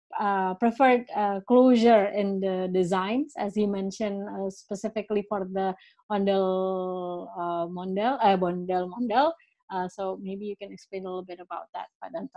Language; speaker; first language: English; non-native, fluent; Indonesian